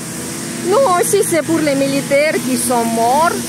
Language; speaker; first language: French; non-native, fluent; Russian